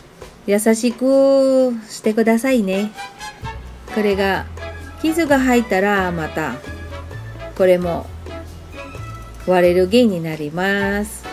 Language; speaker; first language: Japanese; non-native, fluent; Filipino